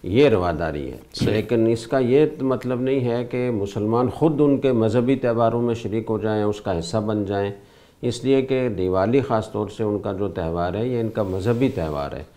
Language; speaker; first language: Urdu; native; Urdu